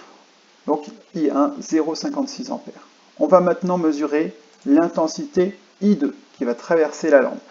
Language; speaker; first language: French; native; French